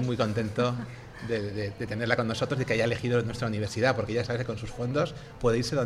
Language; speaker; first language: Spanish; native; Spanish